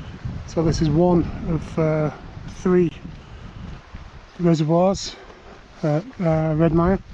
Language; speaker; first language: English; native; English